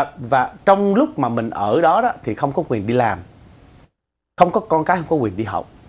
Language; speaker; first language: Vietnamese; early bilingual, other home language; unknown